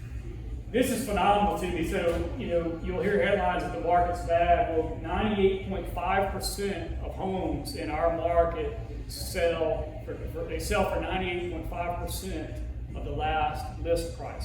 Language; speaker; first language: English; native; English